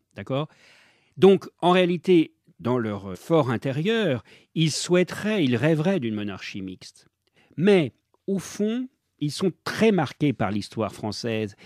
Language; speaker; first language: French; native; French